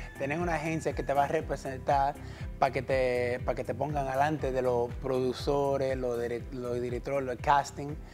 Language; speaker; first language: Spanish; early bilingual, heritage; Spanish